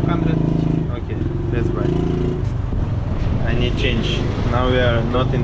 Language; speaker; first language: English; non-native, learner; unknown